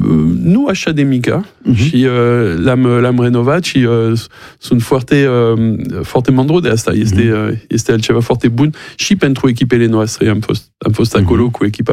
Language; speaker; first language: Romanian; non-native, learner; French